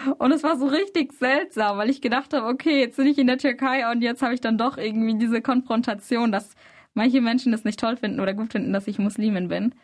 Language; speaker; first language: German; early bilingual, other home language; Arabic